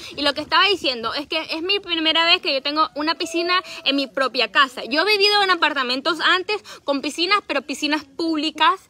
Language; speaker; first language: Spanish; early bilingual, heritage; Spanish